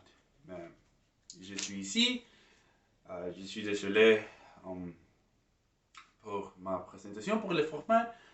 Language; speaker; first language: French; non-native, learner; English